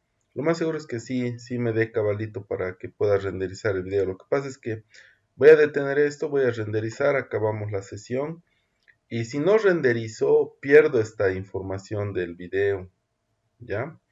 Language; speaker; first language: Spanish; native; Spanish